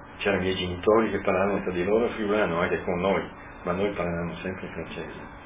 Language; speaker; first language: Italian; non-native, local second language; Friulian